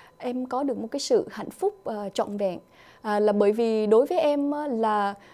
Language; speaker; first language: Vietnamese; early bilingual, other home language; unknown